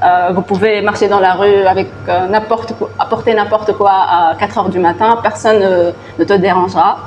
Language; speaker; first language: French; non-native, local second language; Arabic